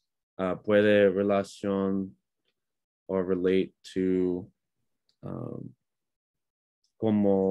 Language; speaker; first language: Spanish; non-native, learner; English